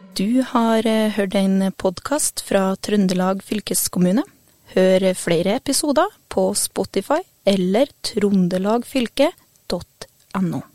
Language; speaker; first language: Norwegian; native; Norwegian